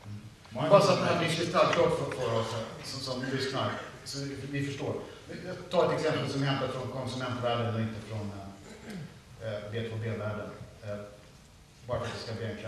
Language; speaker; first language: Swedish; native; Swedish